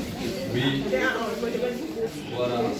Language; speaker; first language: French; non-native, fluent; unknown